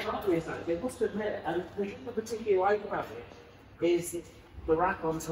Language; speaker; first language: English; native; English